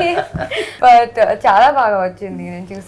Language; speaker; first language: Telugu; non-native, learner; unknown